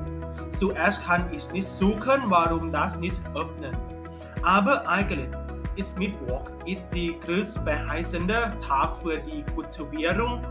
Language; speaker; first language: German; non-native, learner; Thai